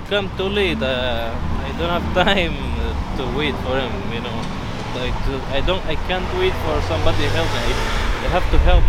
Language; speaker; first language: English; non-native, learner; Arabic